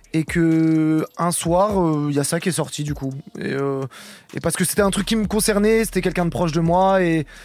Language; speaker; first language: French; native; French